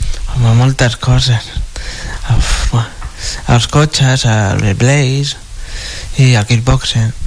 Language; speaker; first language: Catalan; non-native, local second language; Spanish